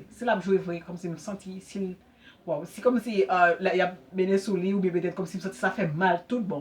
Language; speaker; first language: French; non-native, learner; Haitian Creole